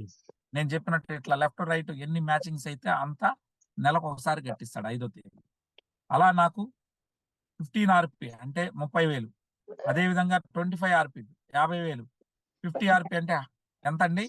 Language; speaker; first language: Telugu; native; Telugu